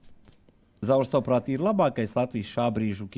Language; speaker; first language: Latvian; native; Latvian